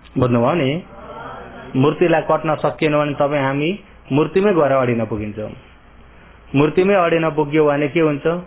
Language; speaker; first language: Nepali; early bilingual, heritage; Nepali